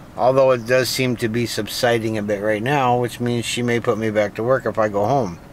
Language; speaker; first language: English; native; English